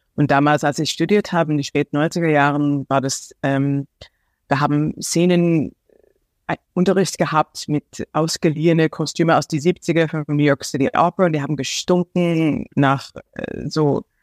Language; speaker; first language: German; non-native, fluent; English